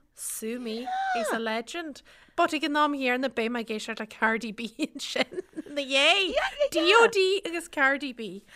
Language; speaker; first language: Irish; native; Irish